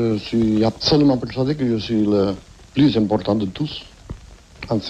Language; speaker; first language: French; non-native, fluent; Catalan